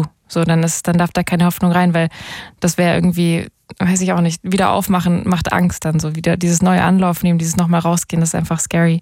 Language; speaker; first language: German; native; German